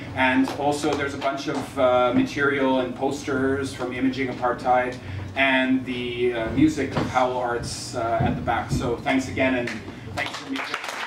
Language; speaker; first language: English; native; English